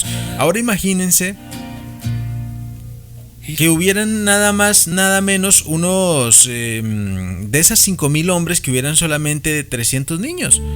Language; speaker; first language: Spanish; native; Spanish